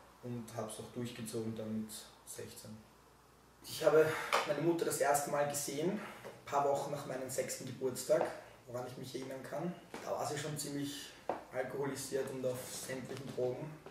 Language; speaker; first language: German; native; German